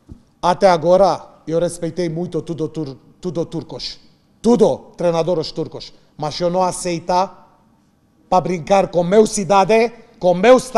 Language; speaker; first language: Portuguese; non-native, learner; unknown